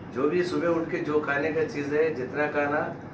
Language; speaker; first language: Hindi; non-native, local second language; Telugu